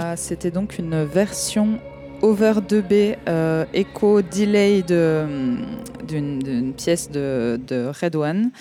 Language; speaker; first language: French; native; French